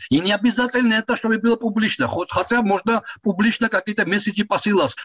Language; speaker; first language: Russian; non-native, local second language; Georgian